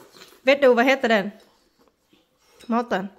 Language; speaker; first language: Swedish; non-native, learner; Vietnamese